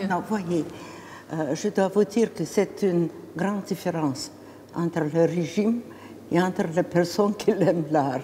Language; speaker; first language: French; non-native, fluent; Russian